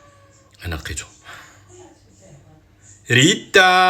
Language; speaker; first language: Arabic; native; Arabic